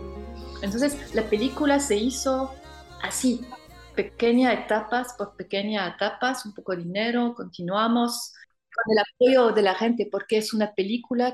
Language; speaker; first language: Spanish; non-native, fluent; French